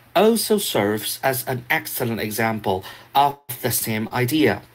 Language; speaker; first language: English; non-native, fluent; Chinese